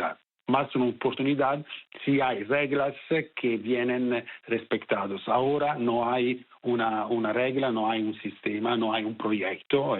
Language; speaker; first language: Spanish; non-native, fluent; Italian